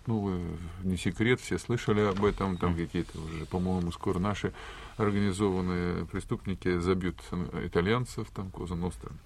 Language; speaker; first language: Russian; native; Russian